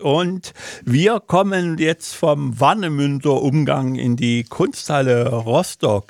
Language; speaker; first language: German; native; German